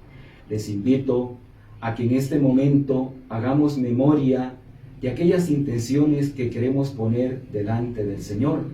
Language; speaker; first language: Spanish; native; Spanish